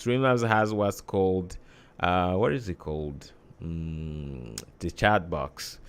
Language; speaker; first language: English; native; English